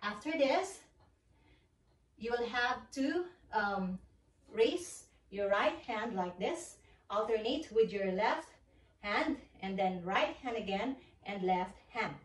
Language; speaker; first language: English; non-native, local second language; Filipino